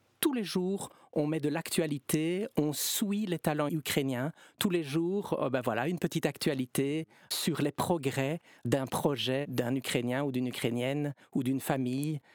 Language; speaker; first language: French; native; French